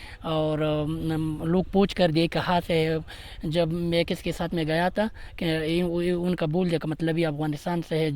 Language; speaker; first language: Hindi; non-native, learner; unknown